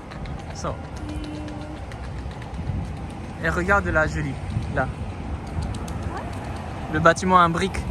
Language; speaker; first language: French; non-native, fluent; Japanese